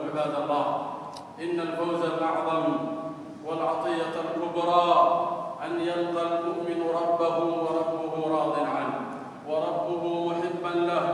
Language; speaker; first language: Arabic; non-native, local second language; Somali